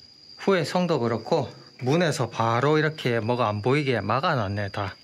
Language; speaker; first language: Korean; native; Korean